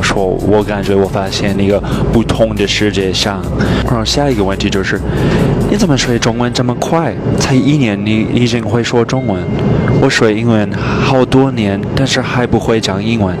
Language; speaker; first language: Chinese; non-native, fluent; English